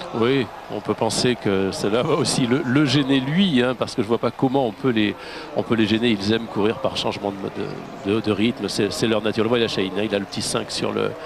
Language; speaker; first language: French; native; French